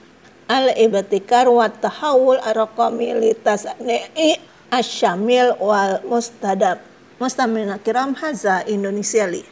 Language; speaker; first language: Arabic; non-native, fluent; Indonesian